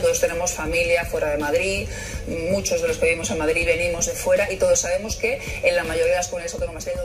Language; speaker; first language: Spanish; native; Spanish